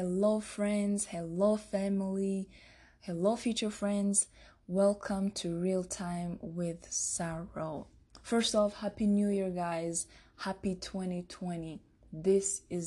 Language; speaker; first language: English; non-native, local second language; Kinyarwanda